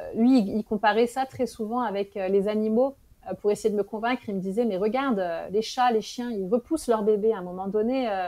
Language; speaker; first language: French; native; French